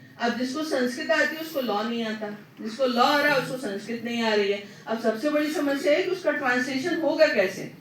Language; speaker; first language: Hindi; native; Hindi